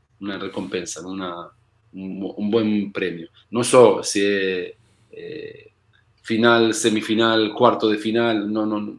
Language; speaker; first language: Portuguese; non-native, learner; Spanish